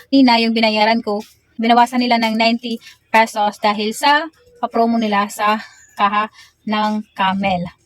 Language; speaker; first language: Filipino; native; Filipino